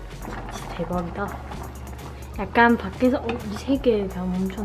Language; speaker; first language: Korean; non-native, fluent; Chinese